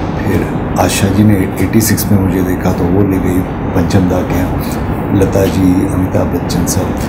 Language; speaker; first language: Hindi; non-native, local second language; Marathi